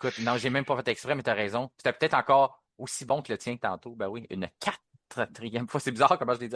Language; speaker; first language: French; native; French